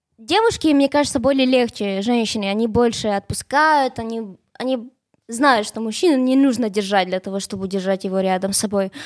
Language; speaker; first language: Russian; non-native, fluent; Spanish